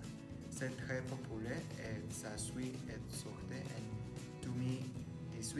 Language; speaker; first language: French; non-native, learner; Spanish